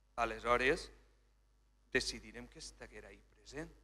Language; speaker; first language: Spanish; non-native, local second language; Catalan